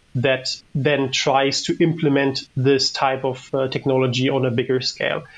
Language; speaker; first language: English; non-native, fluent; German